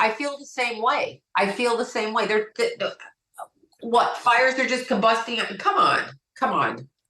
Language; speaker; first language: English; native; English